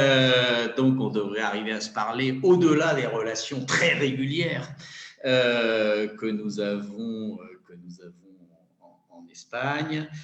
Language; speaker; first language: French; native; French